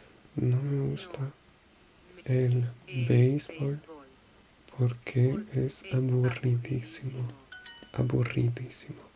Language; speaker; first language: Spanish; non-native, learner; French